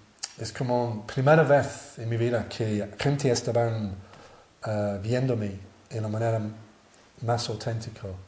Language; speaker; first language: Spanish; non-native, learner; English